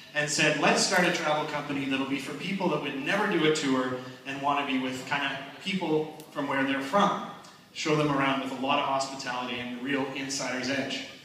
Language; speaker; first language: English; native; English